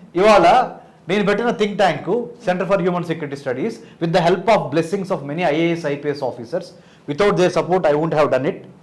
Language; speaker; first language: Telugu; native; Telugu